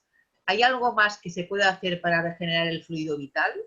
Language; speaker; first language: Spanish; native; Spanish